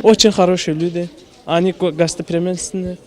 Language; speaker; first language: Russian; non-native, learner; Turkish